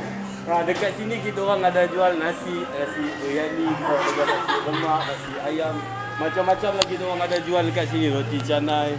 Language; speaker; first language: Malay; non-native, fluent; Bangla